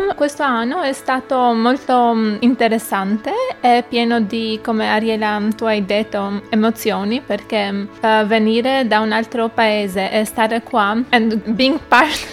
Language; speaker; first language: Italian; non-native, learner; Albanian